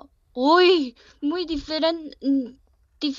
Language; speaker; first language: Spanish; non-native, learner; Korean